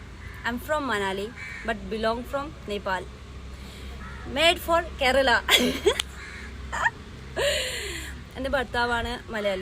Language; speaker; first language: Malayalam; non-native, local second language; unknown